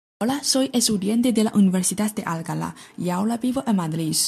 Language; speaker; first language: Spanish; non-native, fluent; Chinese